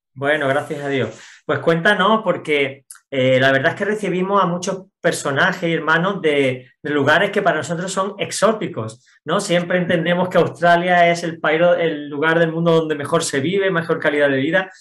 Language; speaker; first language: Spanish; native; Spanish